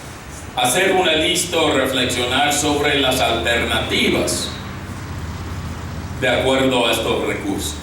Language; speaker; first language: Spanish; non-native, fluent; English